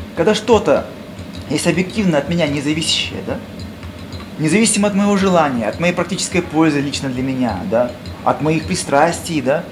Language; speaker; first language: Russian; non-native, local second language; Kazakh